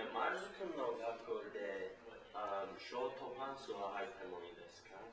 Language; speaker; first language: Japanese; non-native, learner; English